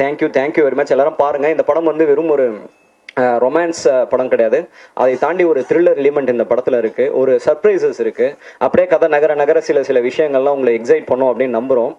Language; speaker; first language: Tamil; native; Tamil